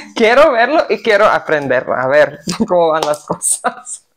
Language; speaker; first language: Spanish; non-native, fluent; Serbian